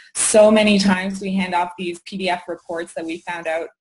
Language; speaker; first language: English; native; English